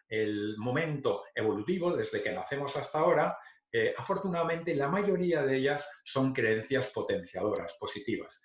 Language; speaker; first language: Spanish; native; Spanish